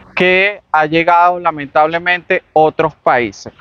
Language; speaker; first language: Spanish; native; Spanish